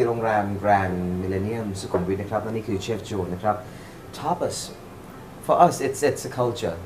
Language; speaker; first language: Thai; native; Thai